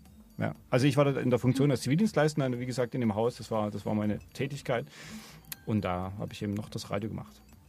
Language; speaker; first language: German; native; German